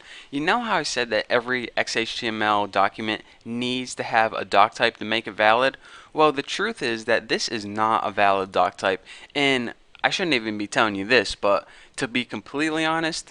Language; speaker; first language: English; native; English